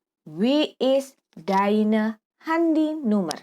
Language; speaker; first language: German; non-native, fluent; Indonesian